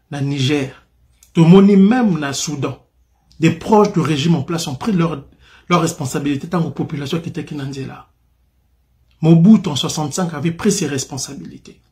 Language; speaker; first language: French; non-native, local second language; Lingala